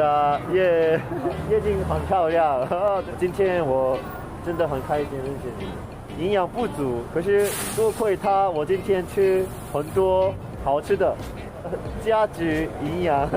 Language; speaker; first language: Chinese; non-native, fluent; Korean